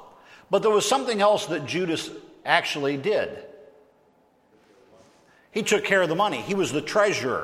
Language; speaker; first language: English; native; English